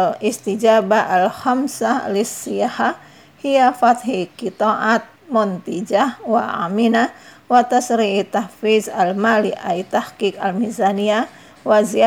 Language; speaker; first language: Arabic; non-native, fluent; Indonesian